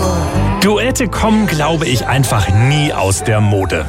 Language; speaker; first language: German; native; German